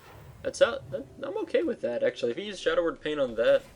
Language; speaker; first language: English; native; English